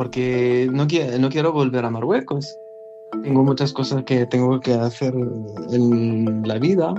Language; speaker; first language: Spanish; non-native, learner; Arabic